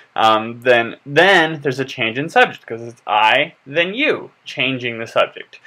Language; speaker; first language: English; native; English